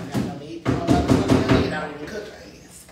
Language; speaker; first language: English; native; English